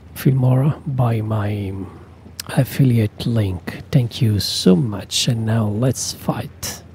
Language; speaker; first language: English; non-native, learner; Italian